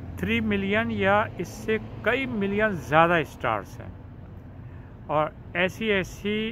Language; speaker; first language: Urdu; native; Urdu